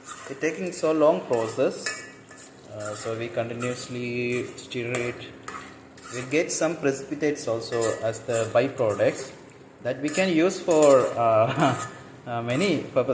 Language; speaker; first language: English; non-native, local second language; Malayalam